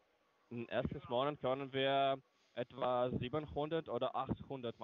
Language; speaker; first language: German; non-native, learner; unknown